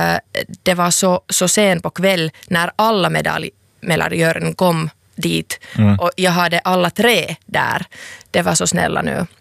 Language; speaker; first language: Swedish; non-native, local second language; Finnish